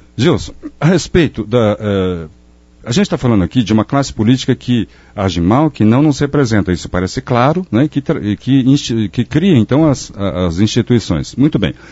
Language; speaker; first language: Portuguese; native; Portuguese